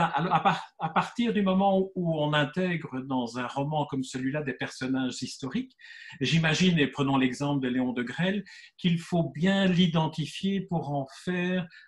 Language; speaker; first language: French; native; French